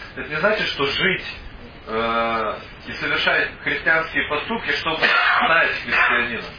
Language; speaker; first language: Russian; native; Russian